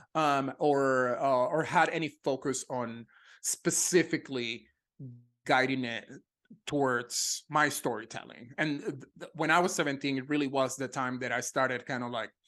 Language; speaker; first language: English; non-native, fluent; Spanish